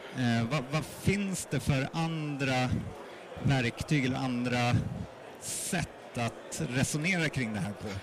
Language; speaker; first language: Swedish; native; Swedish